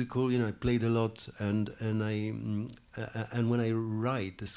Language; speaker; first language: English; non-native, fluent; Polish